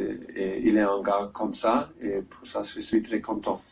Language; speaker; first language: French; non-native, learner; German